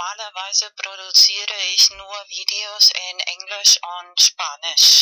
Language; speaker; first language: German; non-native, learner; Spanish